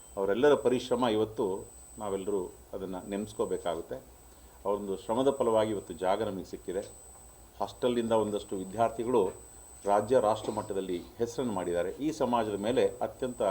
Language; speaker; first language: Kannada; non-native, local second language; Lambadi